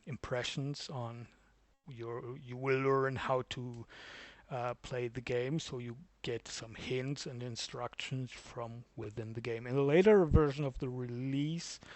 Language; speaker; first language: English; non-native, fluent; German